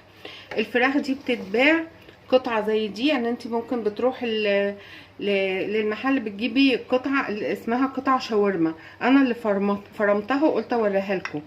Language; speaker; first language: Arabic; native; Arabic